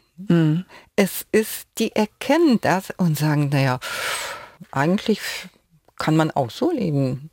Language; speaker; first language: German; non-native, fluent; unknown